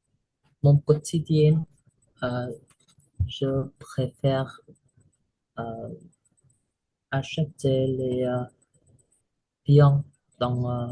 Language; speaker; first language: French; non-native, learner; Vietnamese